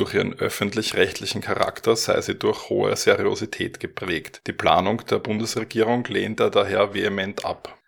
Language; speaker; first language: German; native; German